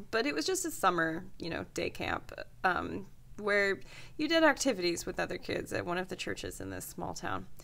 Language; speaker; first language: English; native; English